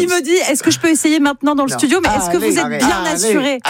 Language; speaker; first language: French; native; French